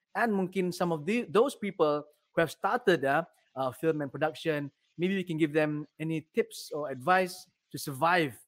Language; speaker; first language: English; non-native, local second language; Malay